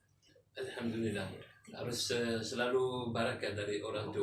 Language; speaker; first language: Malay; non-native, fluent; Arabic